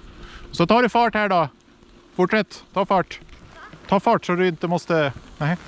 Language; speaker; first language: Swedish; native; Swedish